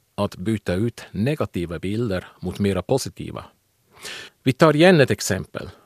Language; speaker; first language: Swedish; non-native, fluent; Swiss German